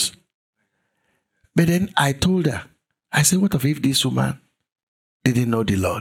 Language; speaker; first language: English; non-native, local second language; Yoruba